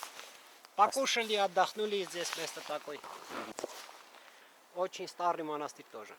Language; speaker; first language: Russian; non-native, learner; Armenian